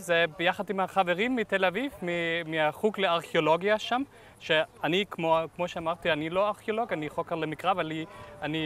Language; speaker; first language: Hebrew; non-native, fluent; German